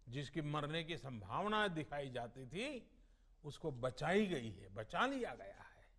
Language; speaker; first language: Hindi; non-native, local second language; Gujarati